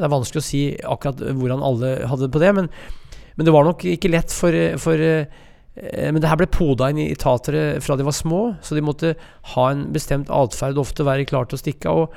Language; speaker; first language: Norwegian; native; Norwegian